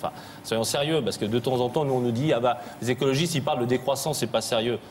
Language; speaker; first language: French; early bilingual, other home language; Korean